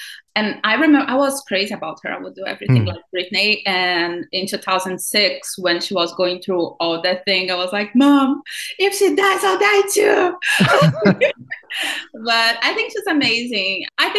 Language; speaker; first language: English; non-native, fluent; Portuguese